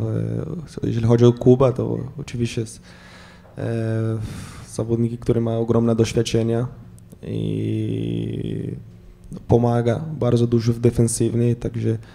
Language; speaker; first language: Polish; non-native, fluent; Portuguese